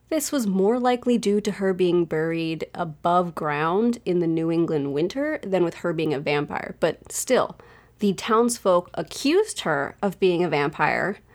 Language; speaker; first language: English; native; English